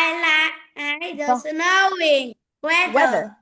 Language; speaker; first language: English; non-native, learner; Vietnamese